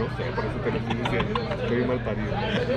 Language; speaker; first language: Spanish; native; Spanish